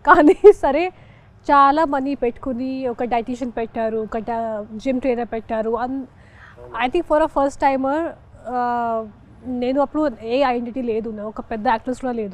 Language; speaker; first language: Telugu; non-native, fluent; Hindi